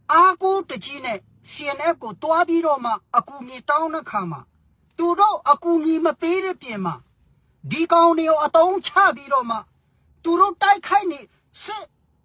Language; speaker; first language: Burmese; native; Burmese